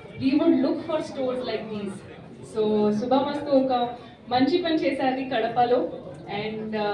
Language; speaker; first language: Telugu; non-native, learner; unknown